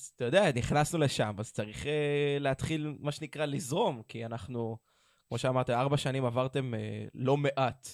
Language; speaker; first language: Hebrew; native; Hebrew